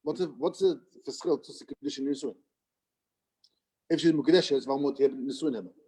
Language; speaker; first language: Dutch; non-native, fluent; English